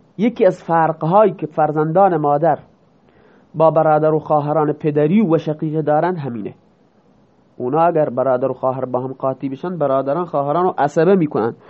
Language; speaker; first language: Persian; non-native, local second language; Baluchi